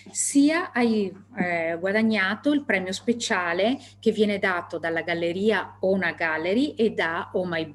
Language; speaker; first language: Italian; native; Italian